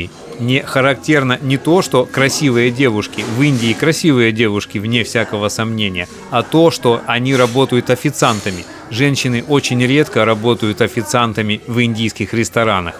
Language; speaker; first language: Russian; native; Russian